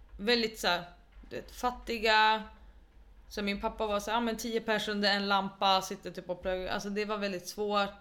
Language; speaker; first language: Swedish; early bilingual, other home language; Arabic